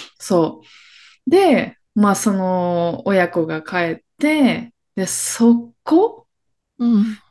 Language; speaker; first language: Japanese; early bilingual, other home language; Filipino